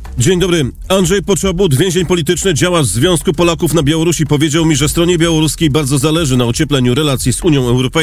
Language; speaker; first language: Polish; native; Polish